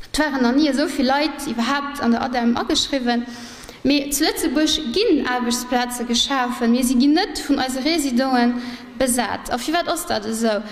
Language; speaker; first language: Luxembourgish; early bilingual, other home language; Portuguese